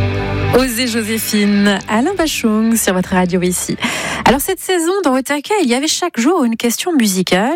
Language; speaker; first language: French; native; French